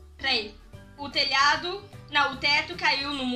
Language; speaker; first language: Portuguese; early bilingual, heritage; Portuguese